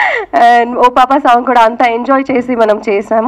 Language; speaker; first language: Telugu; non-native, local second language; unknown